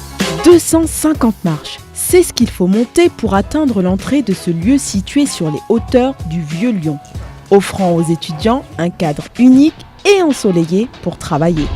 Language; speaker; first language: French; native; French